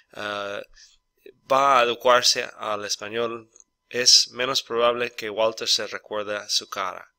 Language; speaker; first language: Spanish; non-native, fluent; English